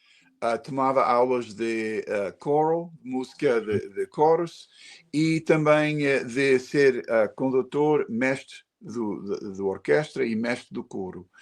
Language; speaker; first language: Portuguese; early bilingual, heritage; Portuguese